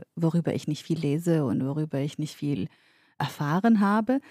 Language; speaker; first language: German; early bilingual, other home language; Central Kurdish